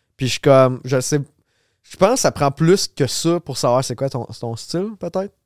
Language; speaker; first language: French; native; French